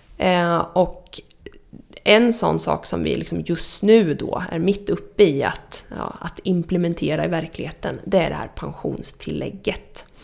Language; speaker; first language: Swedish; native; Swedish